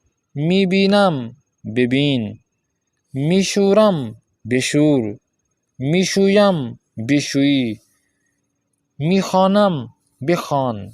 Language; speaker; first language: Persian; non-native, fluent; Urdu